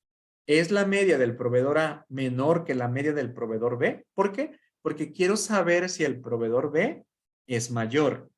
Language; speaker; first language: Spanish; native; Spanish